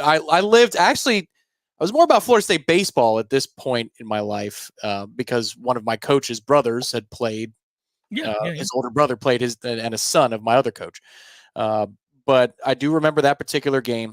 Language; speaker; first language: English; native; English